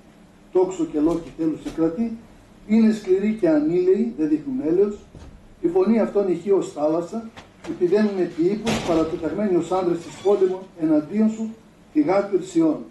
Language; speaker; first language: Greek; native; Greek